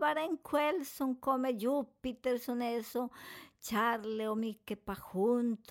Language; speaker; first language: Swedish; non-native, learner; Spanish